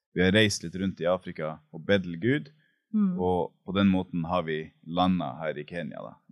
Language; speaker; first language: Norwegian; native; Norwegian